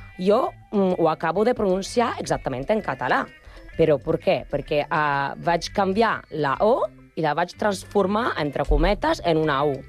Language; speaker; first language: Catalan; non-native, learner; Spanish